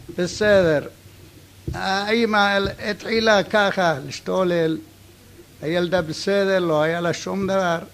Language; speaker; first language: Hebrew; non-native, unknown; Arabic